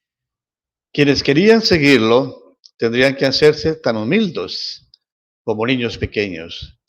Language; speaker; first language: Spanish; native; Spanish